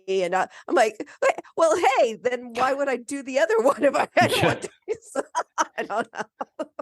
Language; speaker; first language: English; native; English